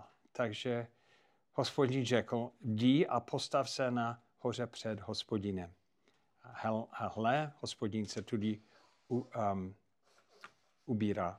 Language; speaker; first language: Czech; non-native, fluent; English